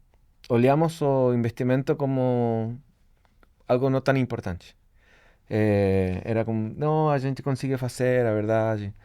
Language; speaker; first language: Portuguese; non-native, fluent; Spanish